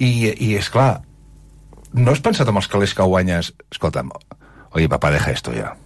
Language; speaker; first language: Catalan; native; Catalan